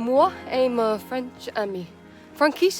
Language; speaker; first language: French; non-native, learner; English